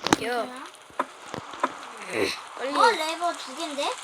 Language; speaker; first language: Korean; native; Korean